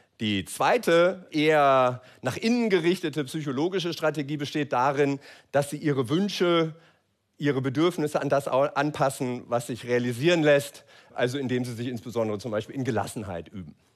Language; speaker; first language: German; native; German